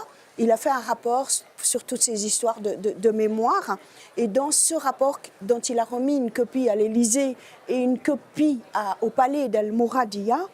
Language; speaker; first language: French; native; French